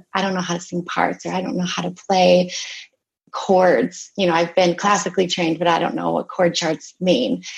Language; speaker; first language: English; native; English